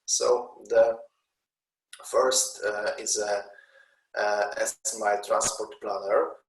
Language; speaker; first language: English; non-native, learner; Polish